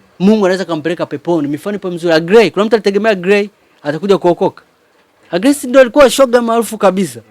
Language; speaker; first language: Swahili; native; Swahili